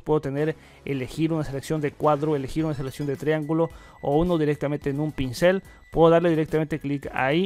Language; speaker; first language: Spanish; native; Spanish